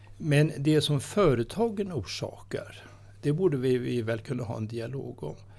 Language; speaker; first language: Swedish; native; Swedish